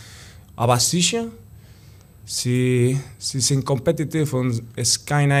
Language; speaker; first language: German; non-native, fluent; Spanish